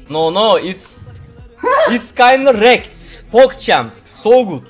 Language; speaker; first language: English; non-native, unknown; Turkish